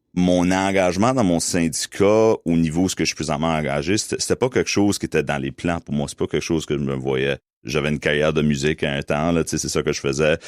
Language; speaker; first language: French; native; French